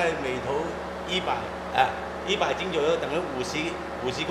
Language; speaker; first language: Chinese; native; Chinese